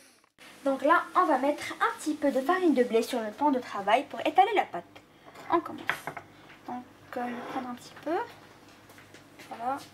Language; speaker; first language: French; non-native, local second language; Arabic